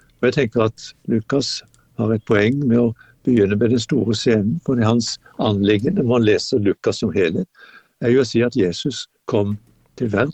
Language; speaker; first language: Norwegian; native; Norwegian